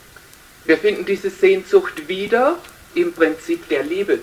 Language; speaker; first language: German; native; German